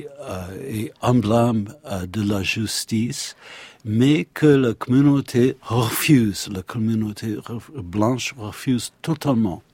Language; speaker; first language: French; non-native, learner; English